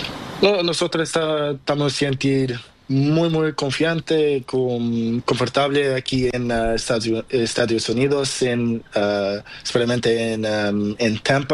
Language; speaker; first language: Spanish; non-native, learner; Portuguese